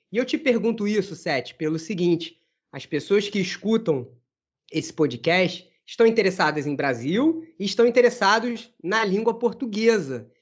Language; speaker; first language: Portuguese; native; Portuguese